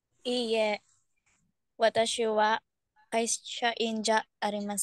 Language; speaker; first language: Japanese; non-native, learner; Filipino